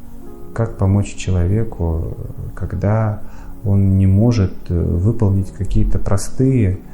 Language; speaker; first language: Russian; native; Russian